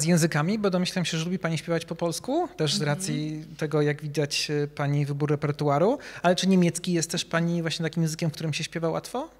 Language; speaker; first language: Polish; native; Polish